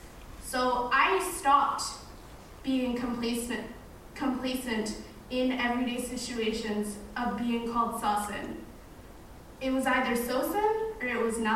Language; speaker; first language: English; non-native, fluent; Arabic